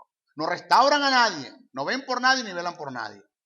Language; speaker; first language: Spanish; native; Spanish